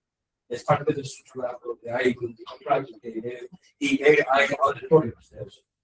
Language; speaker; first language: Spanish; non-native, learner; English